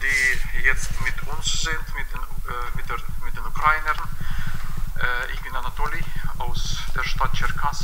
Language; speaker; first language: German; non-native, fluent; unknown